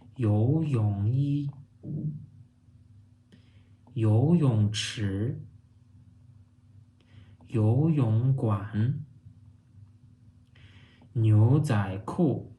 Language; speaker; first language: Chinese; non-native, fluent; Turkmen